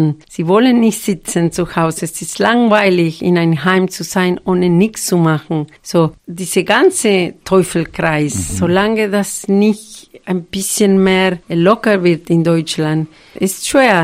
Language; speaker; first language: German; non-native, fluent; Spanish